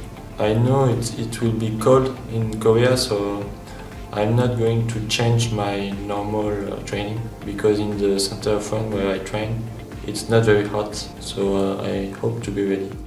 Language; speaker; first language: English; non-native, fluent; French